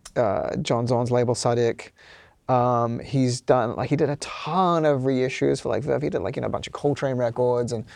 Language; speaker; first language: English; native; English